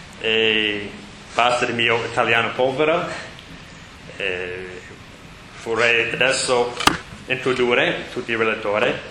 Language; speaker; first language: Italian; non-native, learner; English